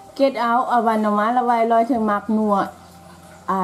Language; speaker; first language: German; non-native, learner; Thai